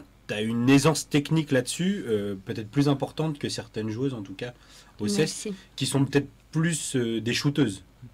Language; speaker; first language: French; native; French